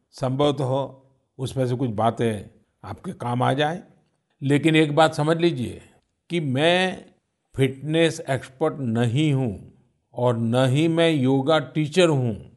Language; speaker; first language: Hindi; non-native, local second language; Gujarati